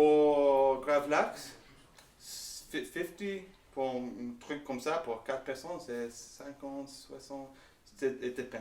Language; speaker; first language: French; non-native, learner; English